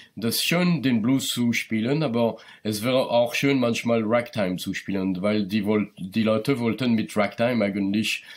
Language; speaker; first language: German; non-native, local second language; French